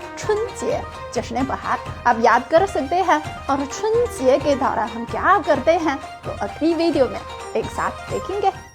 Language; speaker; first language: Urdu; native; Urdu